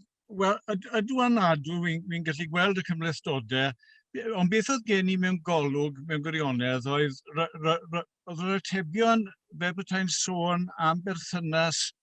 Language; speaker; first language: Welsh; native; Welsh